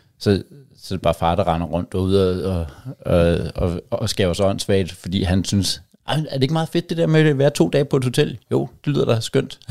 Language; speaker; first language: Danish; native; Danish